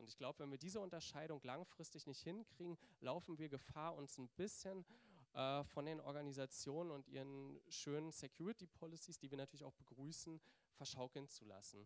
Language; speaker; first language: German; native; German